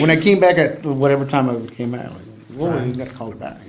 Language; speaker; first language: English; early bilingual, other home language; Spanish